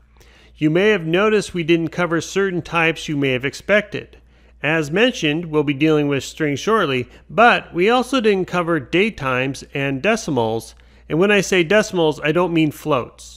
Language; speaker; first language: English; native; English